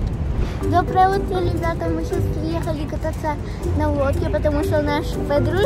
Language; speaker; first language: Russian; early bilingual, heritage; Russian